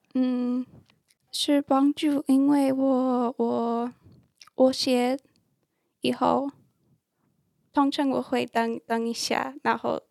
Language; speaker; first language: Chinese; non-native, learner; English